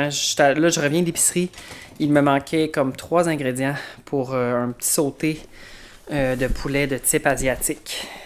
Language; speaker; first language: French; native; French